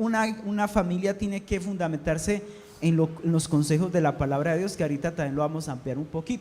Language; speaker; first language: Spanish; native; Spanish